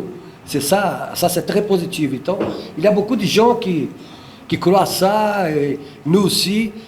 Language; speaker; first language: French; non-native, fluent; Portuguese